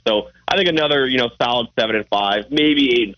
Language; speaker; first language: English; native; English